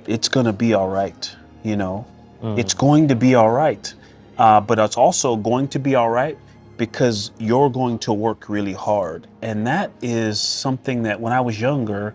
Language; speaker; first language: English; native; English